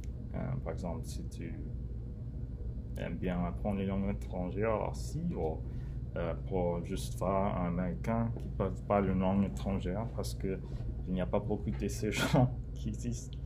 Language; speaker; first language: French; non-native, learner; English